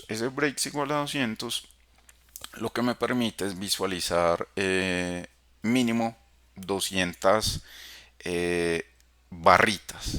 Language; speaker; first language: Spanish; native; Spanish